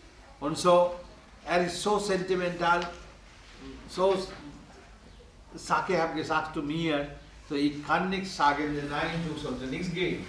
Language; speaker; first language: German; non-native, learner; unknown